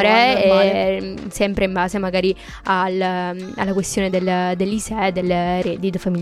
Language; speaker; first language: Italian; native; Italian